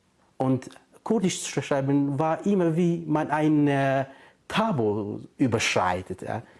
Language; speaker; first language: German; non-native, fluent; Kurdish